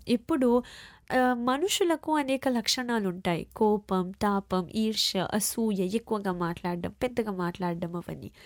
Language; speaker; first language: Telugu; early bilingual, heritage; Telugu